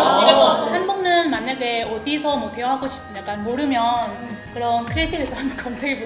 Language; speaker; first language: Korean; non-native, learner; Vietnamese